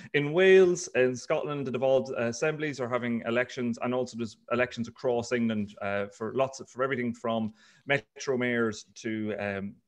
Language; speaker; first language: English; native; English